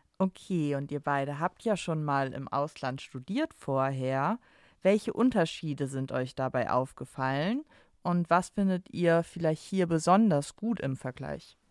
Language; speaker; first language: German; native; German